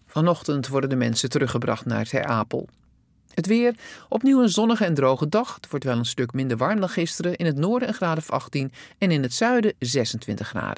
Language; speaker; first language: Dutch; native; Dutch